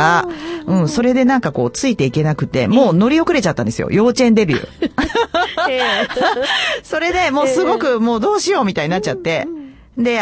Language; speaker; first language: Japanese; native; Japanese